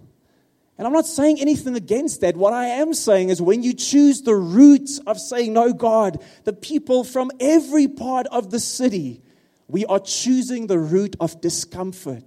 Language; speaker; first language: English; non-native, local second language; Afrikaans